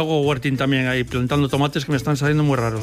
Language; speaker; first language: Spanish; native; Spanish